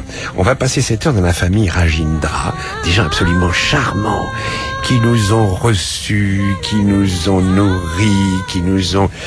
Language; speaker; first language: French; native; French